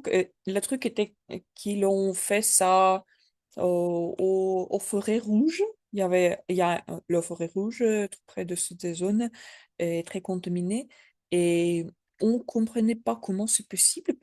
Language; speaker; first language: French; non-native, learner; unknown